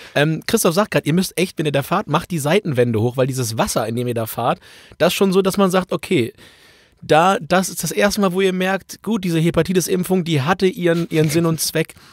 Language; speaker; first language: German; native; German